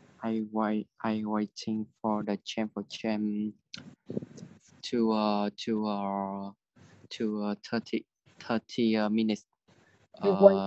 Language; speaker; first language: English; non-native, learner; Vietnamese